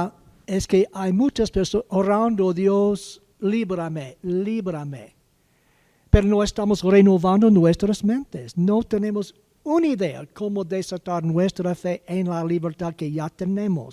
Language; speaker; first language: Spanish; non-native, learner; English